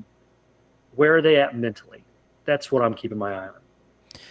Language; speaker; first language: English; native; English